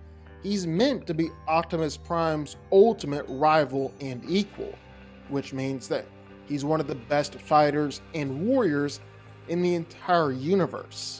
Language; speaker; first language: English; native; English